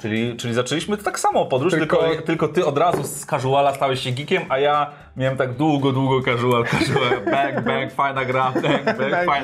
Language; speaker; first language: Polish; native; Polish